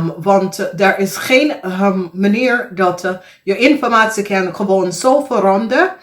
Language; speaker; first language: Dutch; non-native, fluent; English